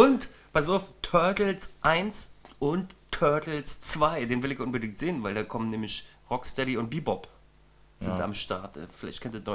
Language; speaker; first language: German; native; German